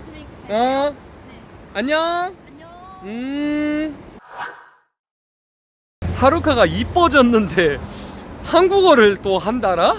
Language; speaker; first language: Korean; non-native, learner; Japanese